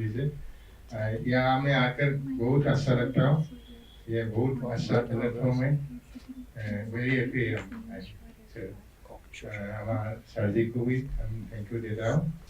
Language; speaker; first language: Hindi; non-native, local second language; Mising